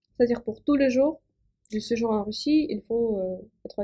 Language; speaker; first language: French; non-native, fluent; Russian